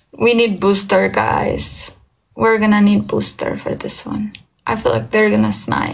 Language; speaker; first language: English; non-native, fluent; Turkish